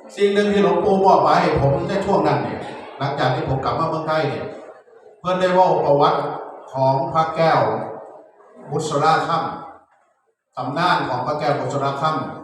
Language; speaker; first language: Thai; non-native, local second language; Northeastern Thai